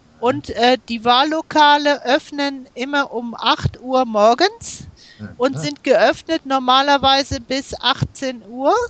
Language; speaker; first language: German; native; German